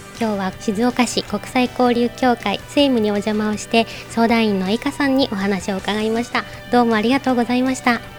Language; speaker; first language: Japanese; native; Japanese